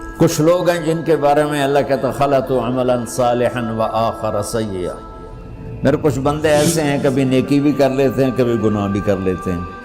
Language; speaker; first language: Urdu; non-native, local second language; Punjabi